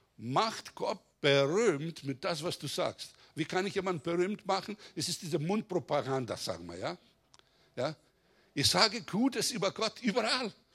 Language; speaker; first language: German; non-native, fluent; Greek